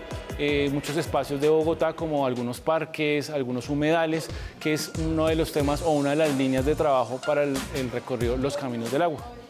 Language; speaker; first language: Spanish; native; Spanish